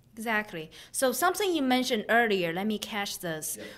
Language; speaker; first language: English; non-native, fluent; Chinese